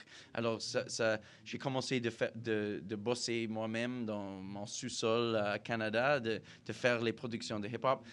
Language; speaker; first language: French; non-native, fluent; English